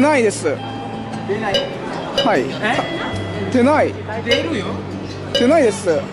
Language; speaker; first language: Japanese; non-native, learner; Korean